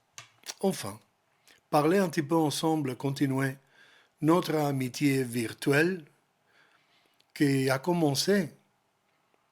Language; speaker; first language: French; non-native, learner; Spanish